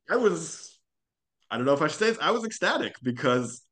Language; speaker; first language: English; non-native, fluent; Hebrew